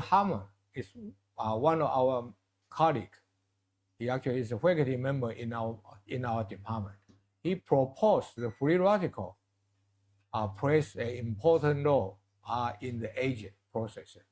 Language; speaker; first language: English; non-native, fluent; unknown